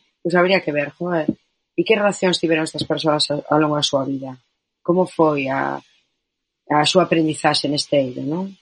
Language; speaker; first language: Galician; non-native, local second language; Spanish